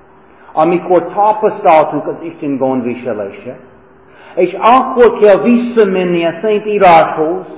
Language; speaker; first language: Hungarian; non-native, fluent; English